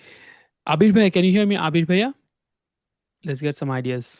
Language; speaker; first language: English; non-native, local second language; Bangla